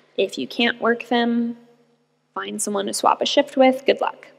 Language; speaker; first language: English; native; English